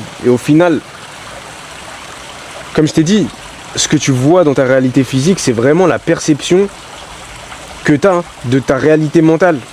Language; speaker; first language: French; native; French